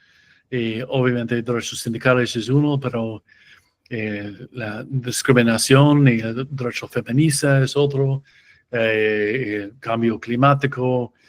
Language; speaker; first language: Spanish; non-native, fluent; English